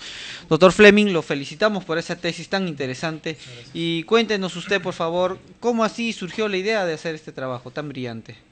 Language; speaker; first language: Spanish; native; Spanish